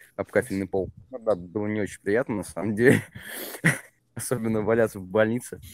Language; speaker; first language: Russian; native; Russian